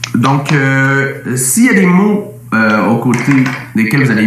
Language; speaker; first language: French; native; French